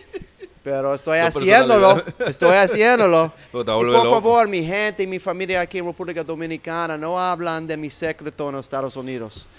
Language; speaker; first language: Spanish; non-native, learner; English